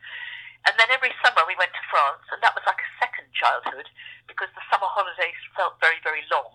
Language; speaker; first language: English; native; English